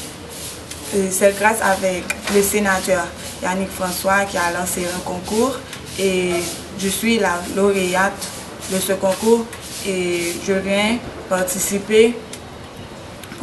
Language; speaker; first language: French; non-native, local second language; Haitian Creole